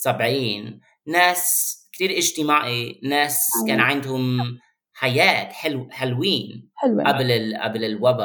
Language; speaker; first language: Arabic; non-native, fluent; English